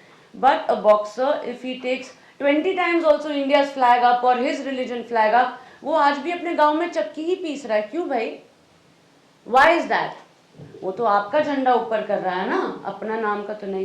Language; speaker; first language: Hindi; native; Hindi